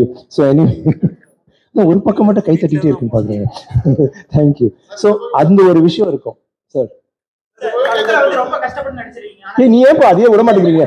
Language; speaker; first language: Tamil; native; Tamil